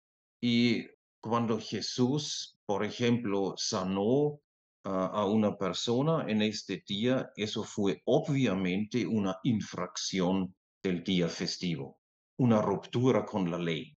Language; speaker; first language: Spanish; non-native, fluent; German